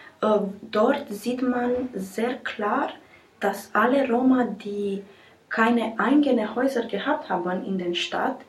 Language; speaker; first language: German; non-native, learner; Romanian